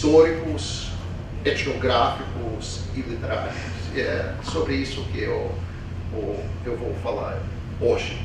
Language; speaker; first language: Portuguese; non-native, fluent; English